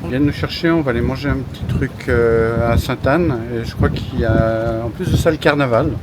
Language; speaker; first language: French; native; French